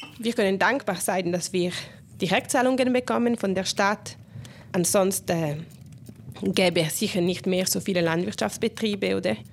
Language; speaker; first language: German; non-native, local second language; Italian